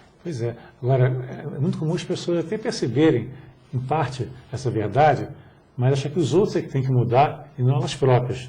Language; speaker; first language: Portuguese; native; Portuguese